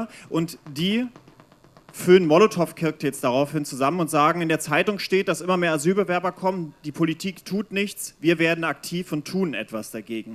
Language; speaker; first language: German; native; German